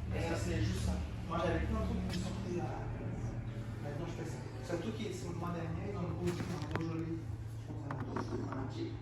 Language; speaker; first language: French; native; French